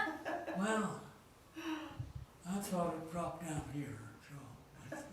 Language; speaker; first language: English; native; English